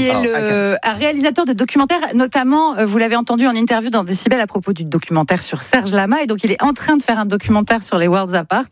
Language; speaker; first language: French; native; French